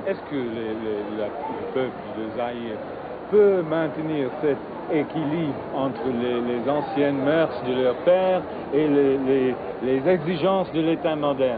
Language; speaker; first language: French; non-native, fluent; English